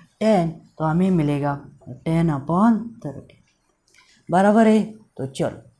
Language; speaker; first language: Hindi; non-native, local second language; Marathi